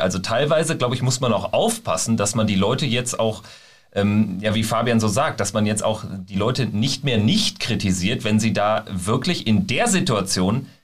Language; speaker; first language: German; native; German